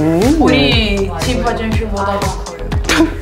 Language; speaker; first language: Korean; non-native, learner; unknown